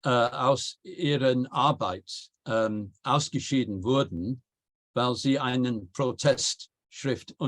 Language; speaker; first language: German; non-native, fluent; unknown